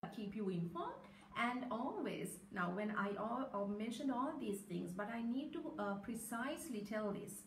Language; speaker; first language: English; non-native, local second language; Sinhala